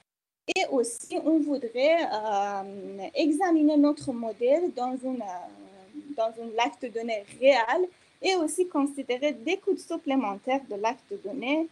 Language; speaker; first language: French; non-native, fluent; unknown